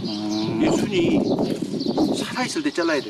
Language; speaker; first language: Korean; native; Korean